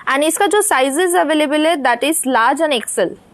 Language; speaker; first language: Hindi; non-native, local second language; Bangla